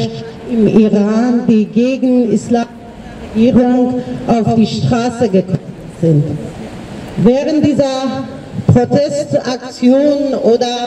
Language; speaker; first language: German; non-native, learner; Persian